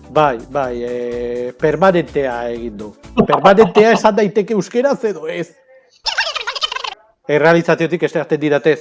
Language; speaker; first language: Basque; non-native, local second language; Spanish